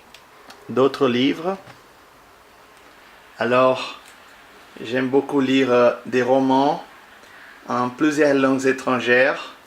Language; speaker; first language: French; non-native, fluent; Portuguese